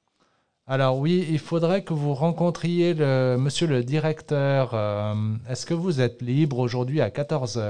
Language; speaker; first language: French; native; French